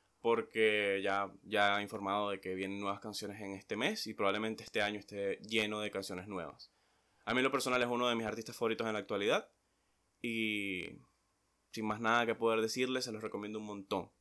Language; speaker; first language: Spanish; native; Spanish